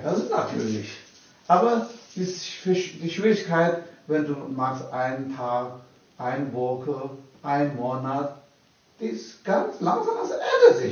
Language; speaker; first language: German; non-native, learner; Tibetan